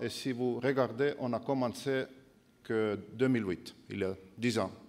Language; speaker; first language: French; non-native, fluent; Estonian